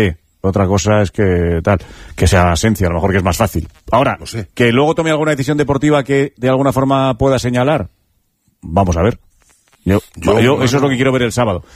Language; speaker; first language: Spanish; native; Spanish